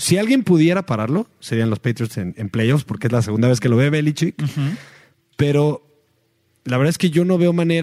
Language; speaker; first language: Spanish; native; Spanish